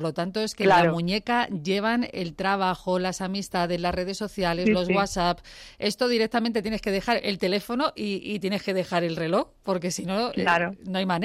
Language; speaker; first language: Spanish; native; Spanish